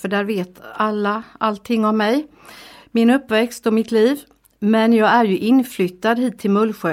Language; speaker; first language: Swedish; native; Swedish